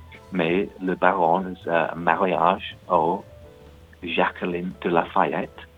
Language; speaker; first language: French; non-native, learner; English